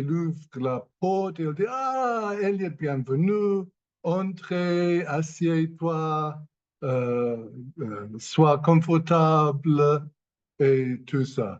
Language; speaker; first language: French; non-native, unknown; English